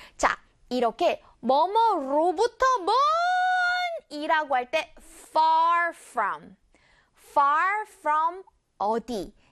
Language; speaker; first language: Korean; native; Korean